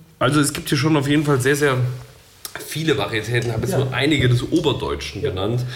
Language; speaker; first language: German; native; German